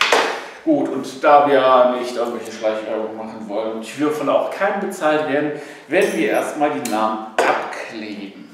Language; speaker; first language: German; native; German